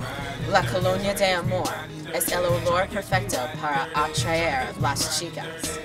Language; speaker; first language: Spanish; non-native, learner; English